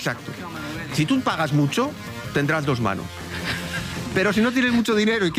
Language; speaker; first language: Spanish; native; Spanish